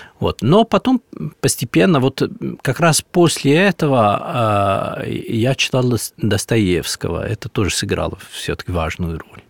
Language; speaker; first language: Russian; non-native, fluent; Italian